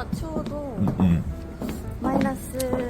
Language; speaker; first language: Korean; non-native, learner; Japanese